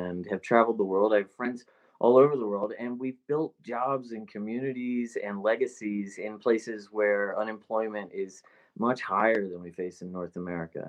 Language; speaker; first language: English; native; English